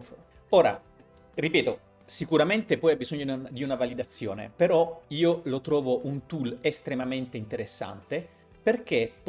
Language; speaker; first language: Italian; native; Italian